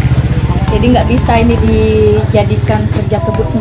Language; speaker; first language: Indonesian; native; Indonesian